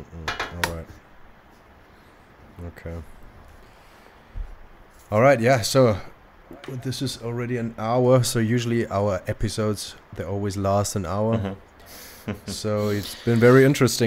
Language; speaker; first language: English; non-native, fluent; German